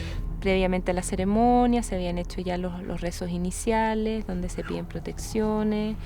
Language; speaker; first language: Spanish; native; Spanish